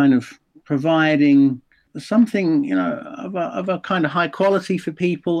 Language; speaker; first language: English; native; English